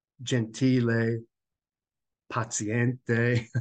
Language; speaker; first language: Italian; non-native, learner; English